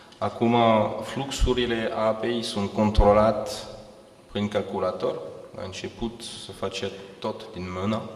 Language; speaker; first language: Romanian; non-native, fluent; French